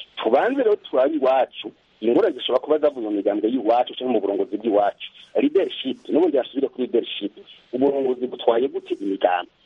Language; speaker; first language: Rundi; native; Rundi